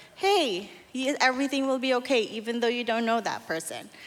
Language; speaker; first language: English; non-native, local second language; Filipino